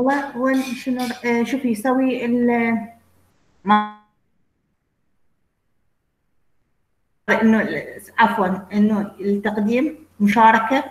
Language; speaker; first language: Arabic; native; Arabic